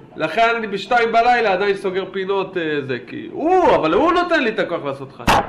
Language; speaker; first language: Hebrew; native; Hebrew